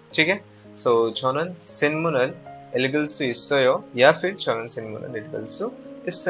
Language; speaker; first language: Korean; non-native, fluent; Hindi